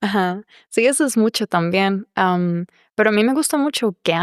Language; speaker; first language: Spanish; non-native, fluent; German